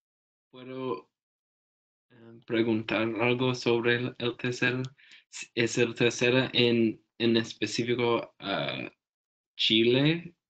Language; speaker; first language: Spanish; non-native, learner; English